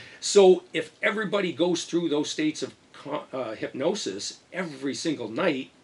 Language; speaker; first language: English; native; English